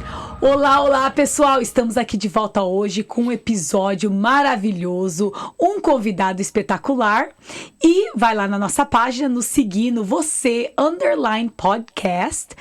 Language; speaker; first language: Portuguese; native; Portuguese